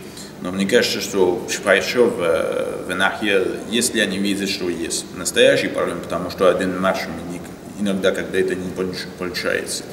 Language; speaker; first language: Russian; non-native, learner; French